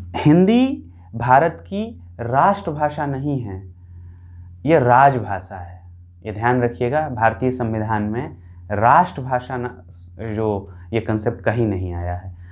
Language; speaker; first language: Hindi; non-native, local second language; Bhojpuri